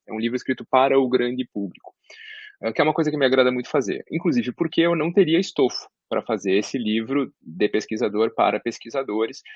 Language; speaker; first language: Portuguese; native; Portuguese